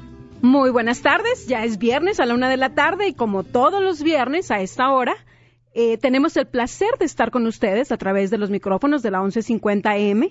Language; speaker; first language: Spanish; native; Spanish